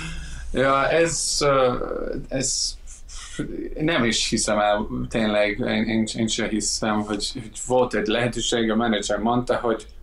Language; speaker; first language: Hungarian; non-native, fluent; English